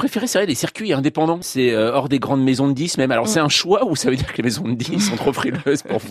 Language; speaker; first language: French; native; French